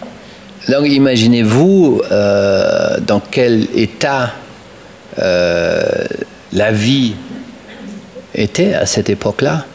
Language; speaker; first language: French; non-native, fluent; German